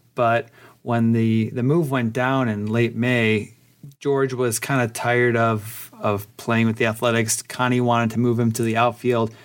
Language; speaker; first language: English; early bilingual, other home language; Polish